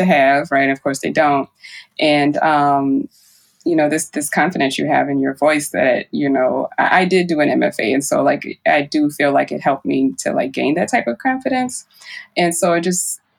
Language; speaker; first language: English; native; English